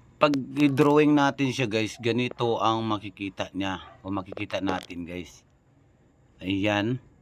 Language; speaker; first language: Filipino; non-native, local second language; Cebuano